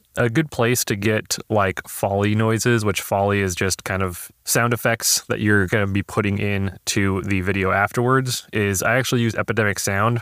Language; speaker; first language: English; native; English